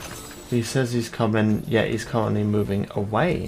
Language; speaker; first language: English; native; English